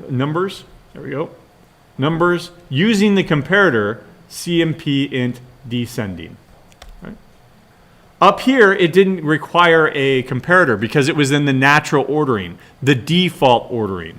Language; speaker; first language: English; native; English